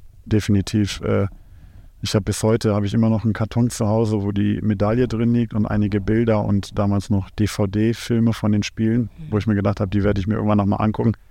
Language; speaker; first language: German; native; German